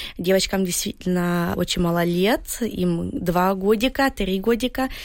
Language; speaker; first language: Russian; early bilingual, heritage; Russian